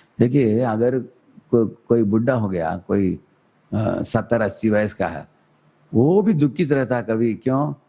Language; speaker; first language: Hindi; non-native, local second language; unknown